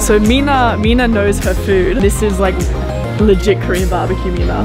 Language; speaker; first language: English; native; English